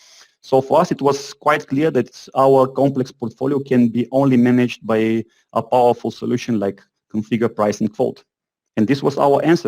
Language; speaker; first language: English; non-native, fluent; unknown